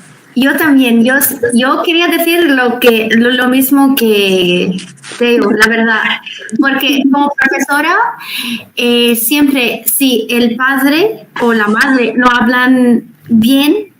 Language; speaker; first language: Spanish; non-native, fluent; Arabic